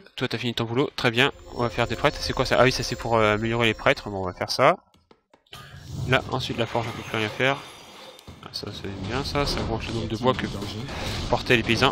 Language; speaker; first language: French; native; French